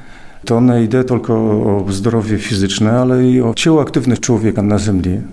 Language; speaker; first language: Polish; non-native, local second language; Ukrainian